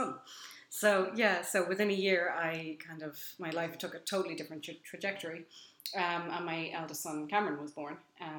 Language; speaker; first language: English; native; English